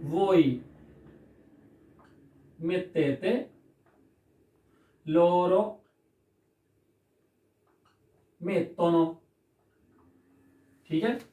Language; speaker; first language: Italian; non-native, learner; Urdu